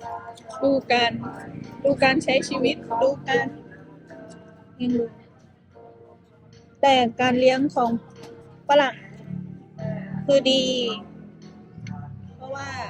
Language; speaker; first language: Thai; native; Thai